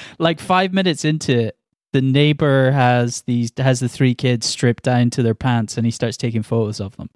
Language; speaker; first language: English; native; English